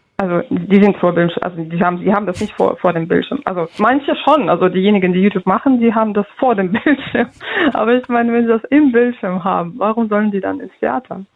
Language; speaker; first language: German; early bilingual, other home language; Russian